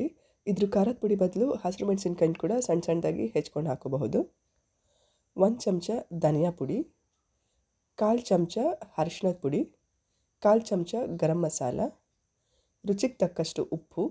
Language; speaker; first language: Kannada; native; Kannada